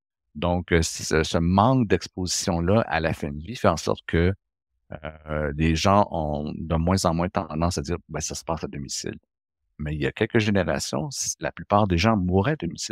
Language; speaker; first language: French; native; French